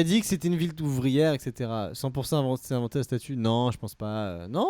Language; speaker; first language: French; native; French